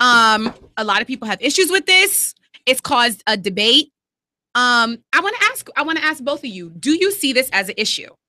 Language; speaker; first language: English; native; English